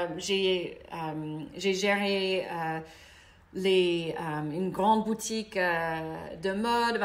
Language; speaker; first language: French; non-native, fluent; English